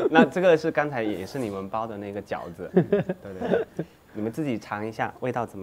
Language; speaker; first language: Chinese; native; Chinese